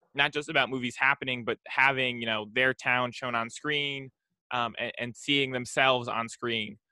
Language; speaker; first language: English; native; English